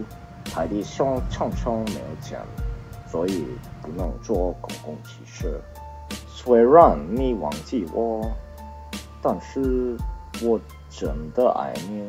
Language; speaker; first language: Chinese; non-native, learner; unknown